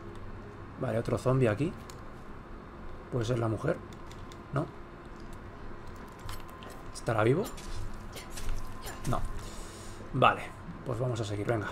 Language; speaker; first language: Spanish; native; Spanish